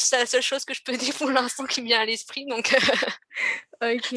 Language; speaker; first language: French; native; French